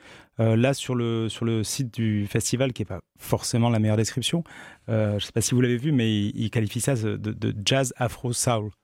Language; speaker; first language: French; native; French